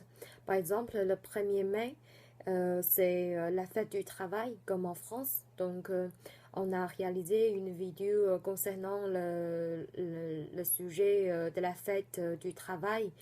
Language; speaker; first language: French; non-native, fluent; Chinese